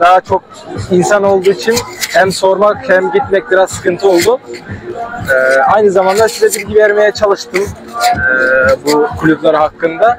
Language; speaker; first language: Turkish; non-native, fluent; Kyrgyz